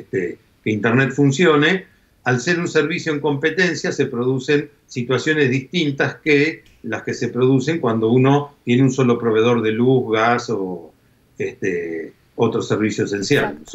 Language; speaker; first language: Spanish; native; Spanish